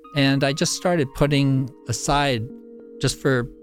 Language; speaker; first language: English; native; English